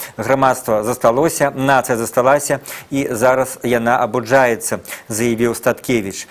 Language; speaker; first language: Belarusian; native; Belarusian